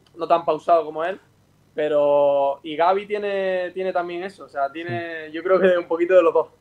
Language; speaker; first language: Spanish; native; Spanish